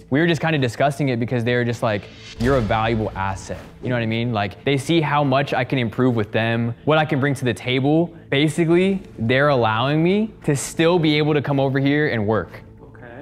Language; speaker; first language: English; native; English